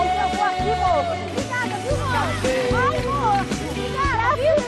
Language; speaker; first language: Portuguese; native; Portuguese